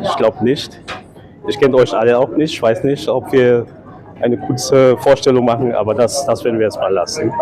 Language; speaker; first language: German; non-native, fluent; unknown